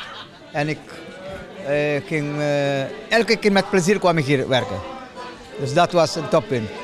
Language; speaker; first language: Dutch; non-native, learner; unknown